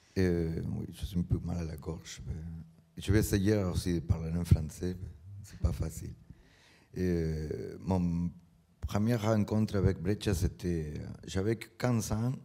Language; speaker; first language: French; non-native, learner; Spanish